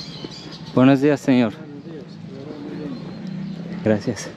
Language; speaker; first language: Spanish; non-native, learner; Turkish